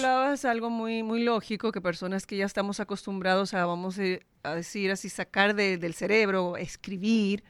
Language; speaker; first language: Spanish; native; Spanish